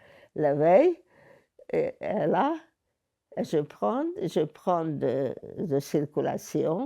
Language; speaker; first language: French; non-native, learner; Hungarian